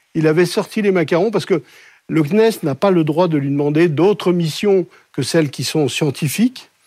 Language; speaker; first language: French; native; French